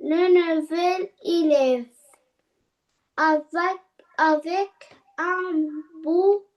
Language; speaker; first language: French; non-native, learner; Arabic